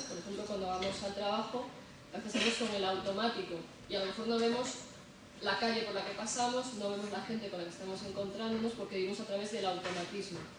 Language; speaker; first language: Spanish; native; Spanish